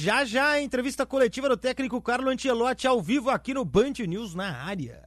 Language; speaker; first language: Portuguese; native; Portuguese